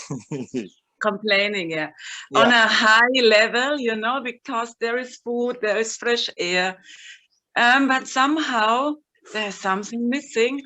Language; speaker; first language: English; non-native, fluent; German